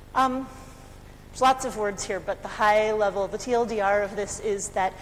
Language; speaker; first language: English; native; English